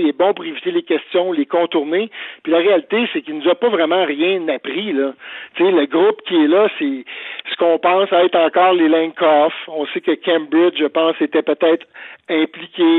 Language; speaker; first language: French; native; French